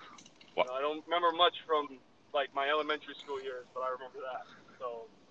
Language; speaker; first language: English; native; English